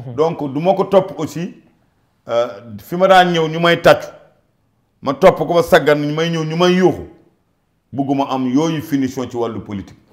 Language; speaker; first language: Wolof; non-native, local second language; Fula